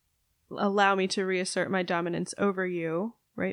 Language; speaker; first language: English; native; English